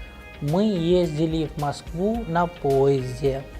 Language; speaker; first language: Russian; non-native, fluent; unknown